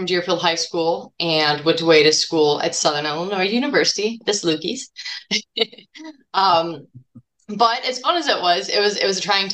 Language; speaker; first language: English; native; English